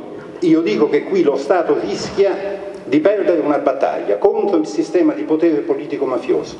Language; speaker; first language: Italian; native; Italian